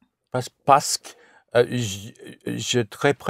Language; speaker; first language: French; non-native, learner; English